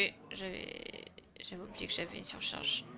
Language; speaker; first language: French; native; French